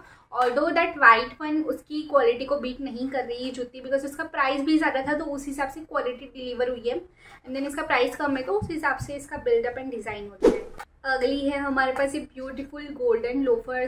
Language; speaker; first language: Hindi; native; Hindi